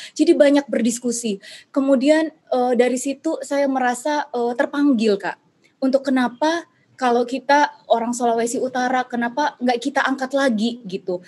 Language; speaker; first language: Indonesian; native; Indonesian